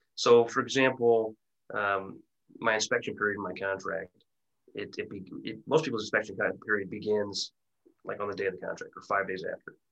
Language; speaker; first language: English; native; English